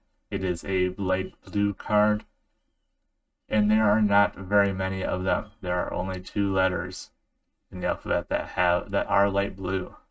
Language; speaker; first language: English; native; English